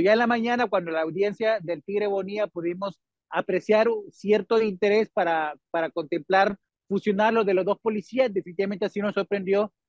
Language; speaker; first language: Spanish; native; Spanish